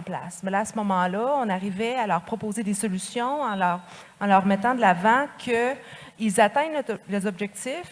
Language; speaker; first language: French; native; French